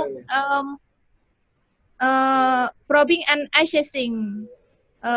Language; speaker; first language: English; non-native, learner; Indonesian